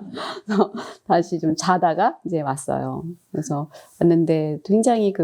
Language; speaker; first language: Korean; native; Korean